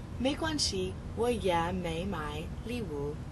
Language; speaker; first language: Chinese; non-native, learner; English